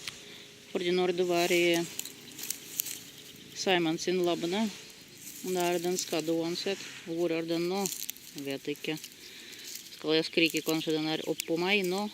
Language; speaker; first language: Norwegian; non-native, fluent; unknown